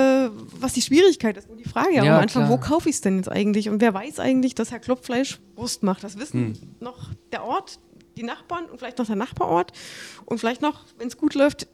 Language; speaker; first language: German; native; German